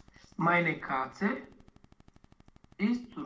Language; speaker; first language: German; non-native, learner; Romanian